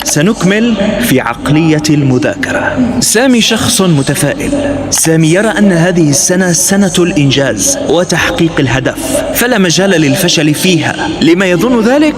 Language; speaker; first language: Arabic; native; Arabic